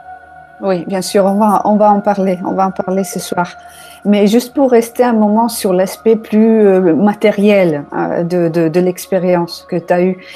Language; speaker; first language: French; non-native, fluent; Italian